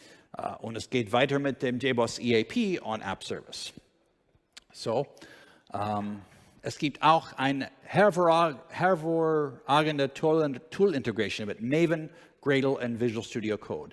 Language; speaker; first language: German; non-native, learner; English